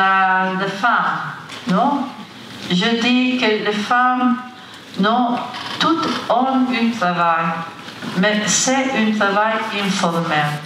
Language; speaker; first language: French; non-native, fluent; Italian